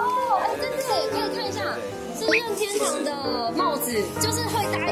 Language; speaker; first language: Chinese; native; Chinese